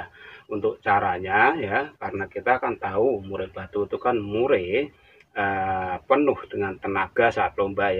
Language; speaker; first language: Indonesian; native; Indonesian